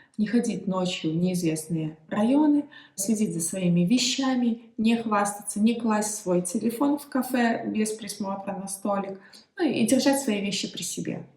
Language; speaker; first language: Russian; native; Russian